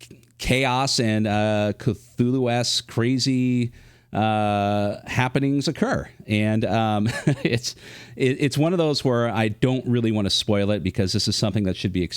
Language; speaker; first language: English; native; English